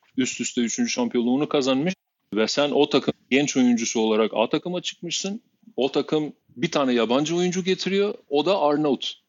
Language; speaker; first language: Turkish; non-native, fluent; Albanian